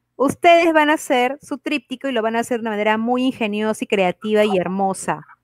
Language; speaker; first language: Spanish; native; Spanish